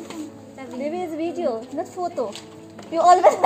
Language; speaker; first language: English; non-native, learner; Hindi